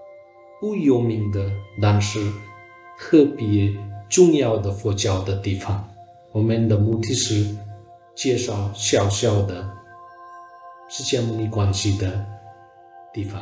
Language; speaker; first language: Chinese; non-native, learner; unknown